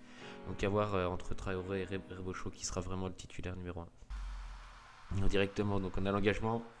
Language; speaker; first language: French; native; French